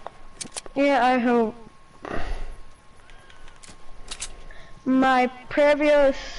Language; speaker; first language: English; non-native, learner; Slovak